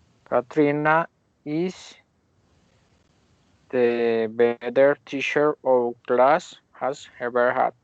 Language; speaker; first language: English; non-native, learner; Spanish